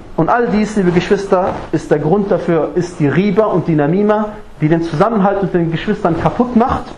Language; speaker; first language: German; non-native, fluent; Arabic